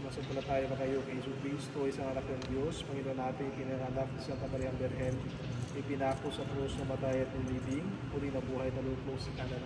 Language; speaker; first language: Filipino; native; Filipino